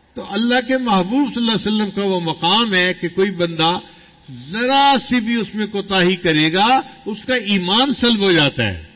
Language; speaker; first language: Urdu; non-native, local second language; Punjabi